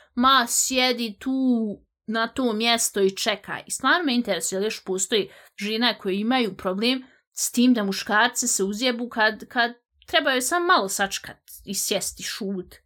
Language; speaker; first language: Bosnian; native; Bosnian